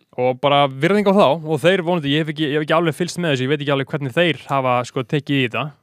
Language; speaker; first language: Icelandic; native; Icelandic